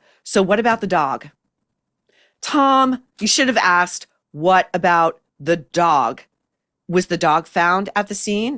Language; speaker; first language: English; native; English